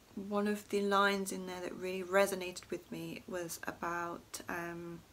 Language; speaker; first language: English; native; English